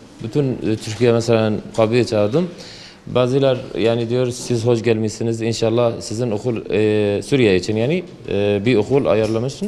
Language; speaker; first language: Turkish; non-native, learner; Arabic